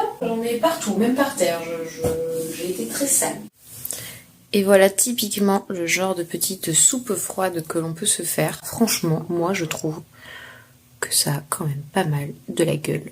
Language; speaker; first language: French; native; French